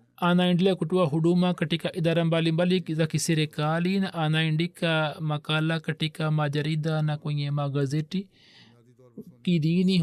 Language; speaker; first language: Swahili; native; Swahili